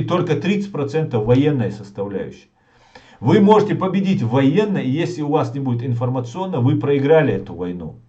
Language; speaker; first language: Russian; non-native, local second language; Chechen